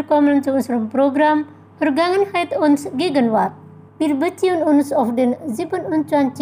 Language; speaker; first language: German; non-native, fluent; Indonesian